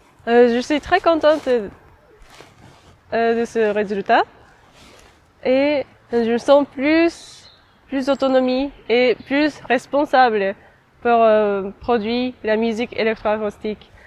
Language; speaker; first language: French; non-native, fluent; Japanese